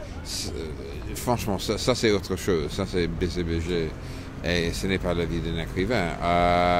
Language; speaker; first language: French; non-native, fluent; English